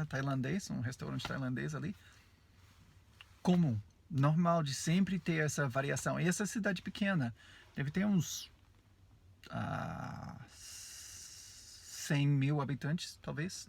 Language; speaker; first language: Portuguese; non-native, fluent; English